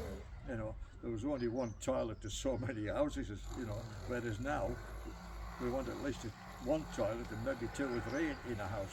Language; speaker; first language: English; native; English